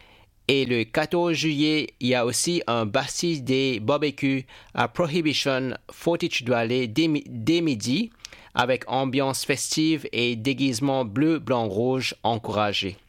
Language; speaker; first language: French; non-native, fluent; English